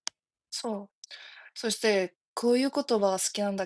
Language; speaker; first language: Japanese; non-native, fluent; Korean